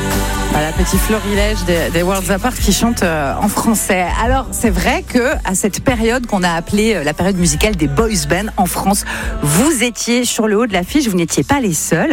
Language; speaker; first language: French; native; French